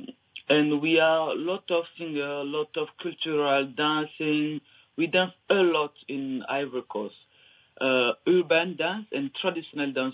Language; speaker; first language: English; non-native, learner; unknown